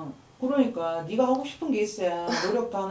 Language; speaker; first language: Korean; native; Korean